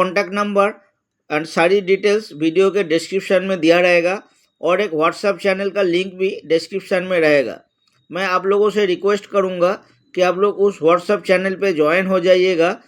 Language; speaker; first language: Hindi; non-native, local second language; Bangla